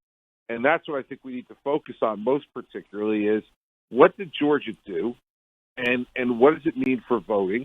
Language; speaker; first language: English; native; English